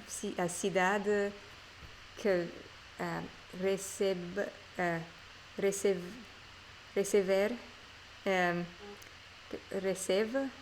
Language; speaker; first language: Portuguese; non-native, learner; English